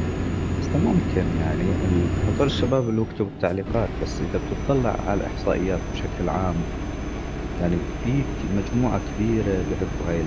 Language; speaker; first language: Arabic; native; Arabic